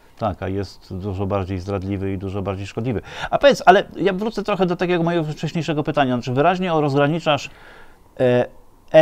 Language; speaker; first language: Polish; native; Polish